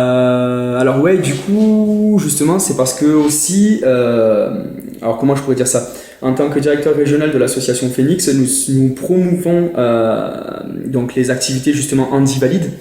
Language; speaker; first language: French; native; French